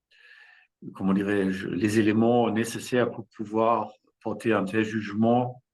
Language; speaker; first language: French; non-native, fluent; German